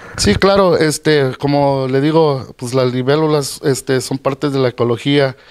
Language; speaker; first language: Spanish; early bilingual, heritage; Spanish